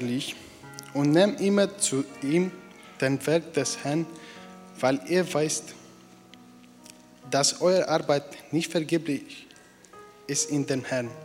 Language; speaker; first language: German; non-native, fluent; Romanian